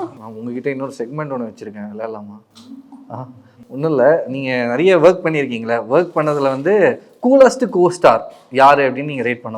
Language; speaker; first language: Tamil; native; Tamil